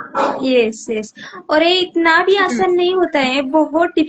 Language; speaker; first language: Hindi; native; Hindi